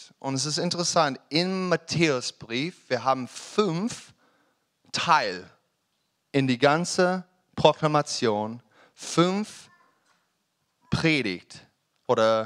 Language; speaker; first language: German; non-native, learner; English